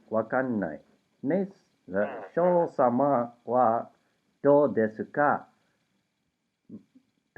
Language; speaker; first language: Japanese; non-native, learner; English